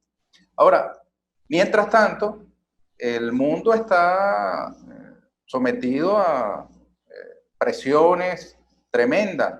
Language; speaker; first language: Spanish; native; Spanish